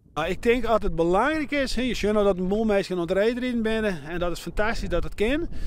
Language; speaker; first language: Dutch; non-native, local second language; Western Frisian